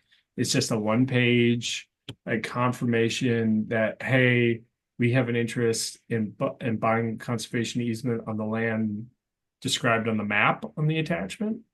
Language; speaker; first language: English; native; English